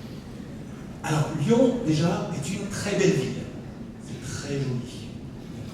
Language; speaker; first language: French; native; French